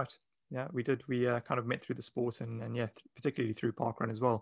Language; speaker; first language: English; native; English